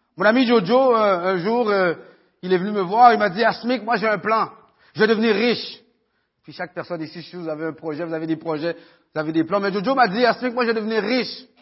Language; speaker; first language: French; early bilingual, other home language; Haitian Creole